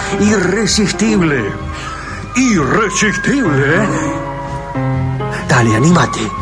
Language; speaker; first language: Spanish; native; Spanish